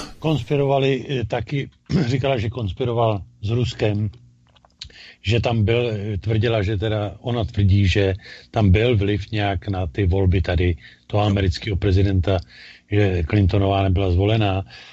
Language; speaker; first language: Czech; native; Czech